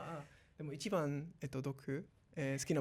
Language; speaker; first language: Japanese; non-native, learner; English